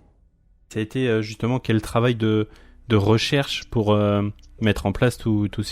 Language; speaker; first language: French; native; French